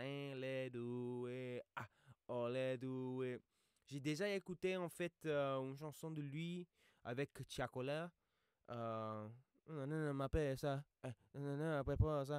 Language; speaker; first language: French; non-native, fluent; English